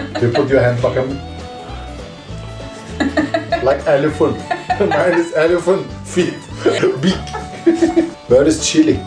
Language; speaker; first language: English; non-native, learner; Turkish